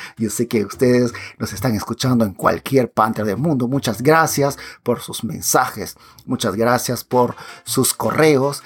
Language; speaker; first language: Spanish; native; Spanish